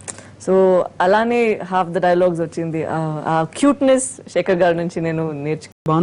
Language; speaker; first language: Telugu; non-native, fluent; Tamil